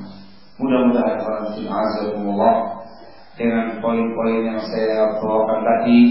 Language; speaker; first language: Indonesian; native; Indonesian